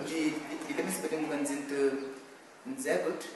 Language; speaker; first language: German; non-native, learner; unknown